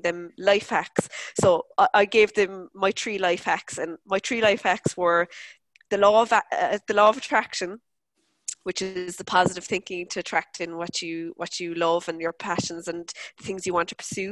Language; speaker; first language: English; native; English